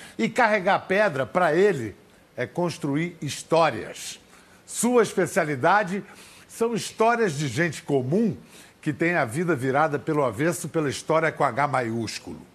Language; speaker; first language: Portuguese; native; Portuguese